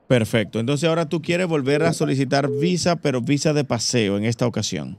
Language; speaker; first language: Spanish; native; Spanish